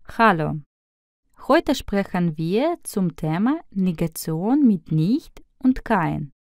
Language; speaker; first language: German; non-native, fluent; Russian